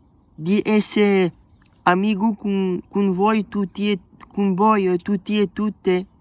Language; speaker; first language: Italian; non-native, learner; French